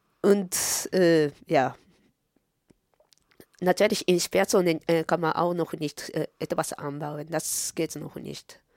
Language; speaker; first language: German; non-native, fluent; Japanese